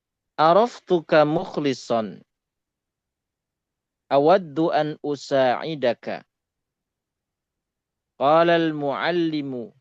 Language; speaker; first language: Arabic; non-native, local second language; Indonesian